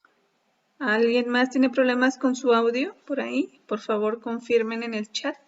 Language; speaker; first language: Spanish; native; Spanish